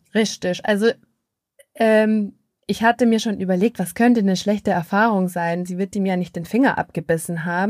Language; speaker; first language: German; native; German